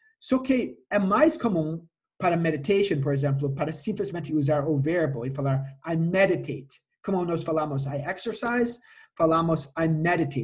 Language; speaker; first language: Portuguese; non-native, fluent; English